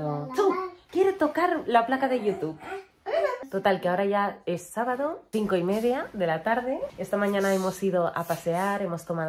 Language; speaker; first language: Spanish; native; Spanish